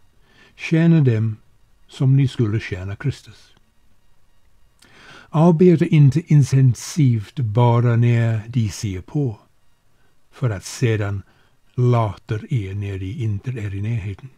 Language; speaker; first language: Swedish; non-native, fluent; English